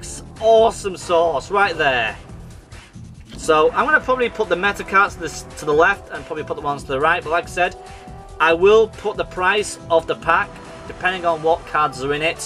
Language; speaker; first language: English; native; English